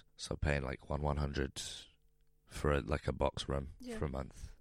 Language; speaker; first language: English; native; English